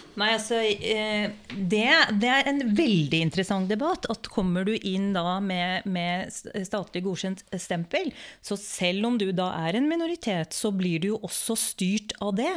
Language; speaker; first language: Norwegian; early bilingual, other home language; Urdu